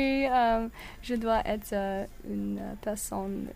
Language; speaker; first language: French; non-native, learner; English